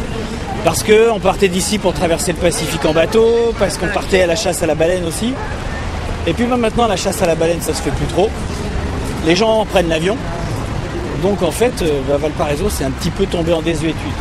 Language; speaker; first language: French; native; French